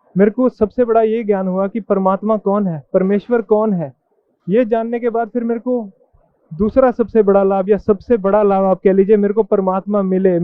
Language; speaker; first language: Hindi; native; Hindi